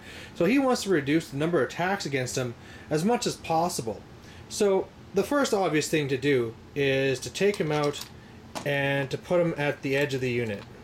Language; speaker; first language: English; native; English